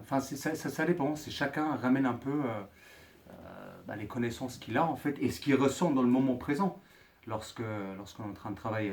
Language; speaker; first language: French; native; French